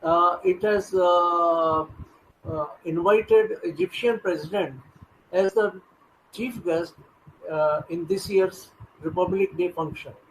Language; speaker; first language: English; non-native, local second language; Hindi